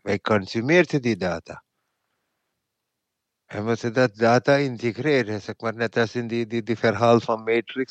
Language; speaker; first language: Dutch; non-native, fluent; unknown